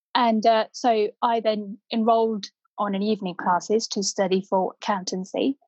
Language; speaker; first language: English; non-native, local second language; Punjabi